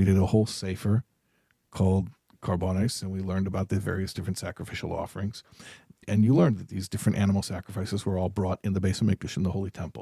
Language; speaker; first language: English; native; English